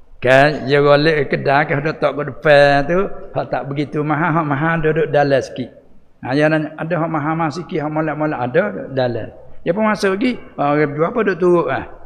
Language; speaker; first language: Malay; native; Malay